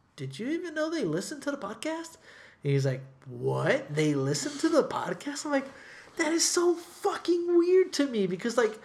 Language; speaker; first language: English; native; English